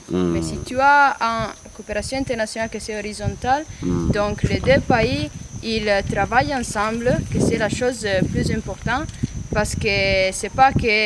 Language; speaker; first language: French; non-native, learner; Italian